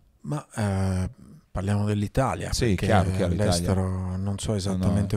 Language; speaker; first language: Italian; native; Italian